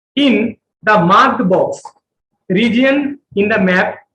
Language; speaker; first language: English; non-native, local second language; Bangla